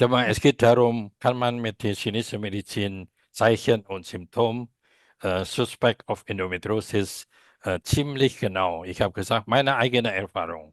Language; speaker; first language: German; non-native, fluent; Indonesian